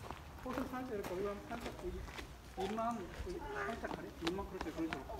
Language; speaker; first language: Korean; native; Korean